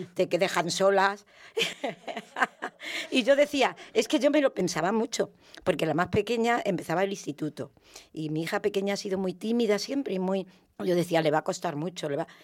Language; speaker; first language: Spanish; native; Spanish